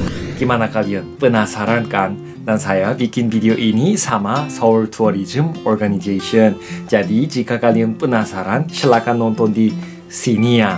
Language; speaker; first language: Indonesian; non-native, fluent; Korean